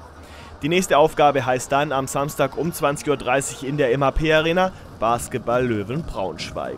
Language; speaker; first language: German; native; German